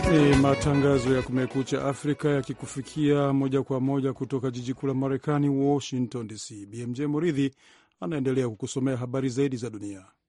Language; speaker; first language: Swahili; non-native, local second language; Rundi